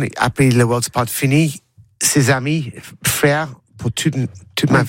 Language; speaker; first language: French; non-native, learner; English